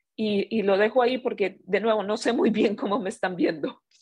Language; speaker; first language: Spanish; native; Spanish